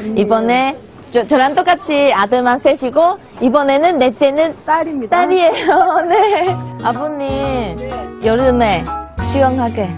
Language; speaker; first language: Korean; non-native, fluent; Chinese